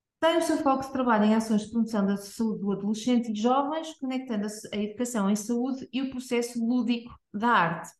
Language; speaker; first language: Portuguese; native; Portuguese